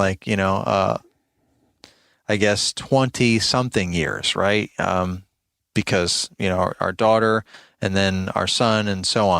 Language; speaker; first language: English; native; English